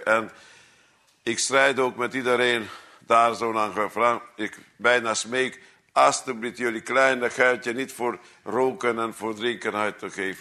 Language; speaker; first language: Dutch; non-native, fluent; Hungarian